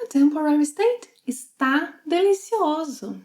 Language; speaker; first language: Portuguese; native; Portuguese